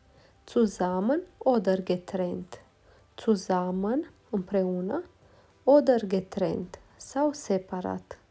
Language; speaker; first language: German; non-native, fluent; Romanian